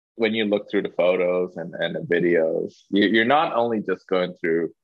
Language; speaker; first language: English; non-native, local second language; Chinese